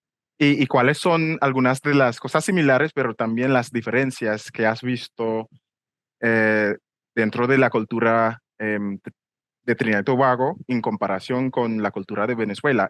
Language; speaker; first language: Spanish; non-native, fluent; English